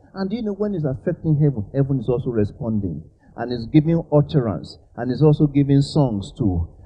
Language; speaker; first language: English; non-native, local second language; Yoruba